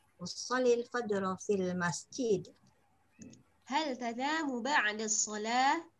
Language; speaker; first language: Arabic; non-native, learner; Indonesian